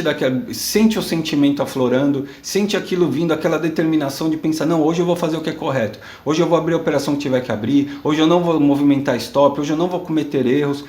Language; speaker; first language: Portuguese; native; Portuguese